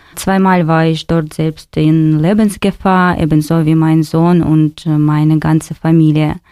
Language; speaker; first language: German; non-native, learner; Russian